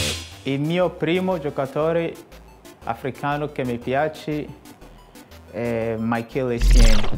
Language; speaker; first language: Italian; non-native, fluent; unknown